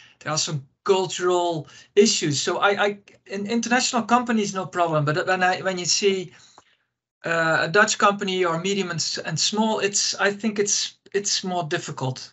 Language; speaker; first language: English; non-native, fluent; Dutch